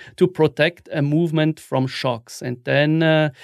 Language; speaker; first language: English; non-native, fluent; German